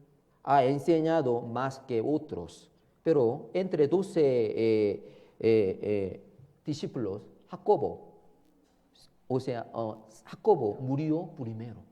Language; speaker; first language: Spanish; non-native, learner; Korean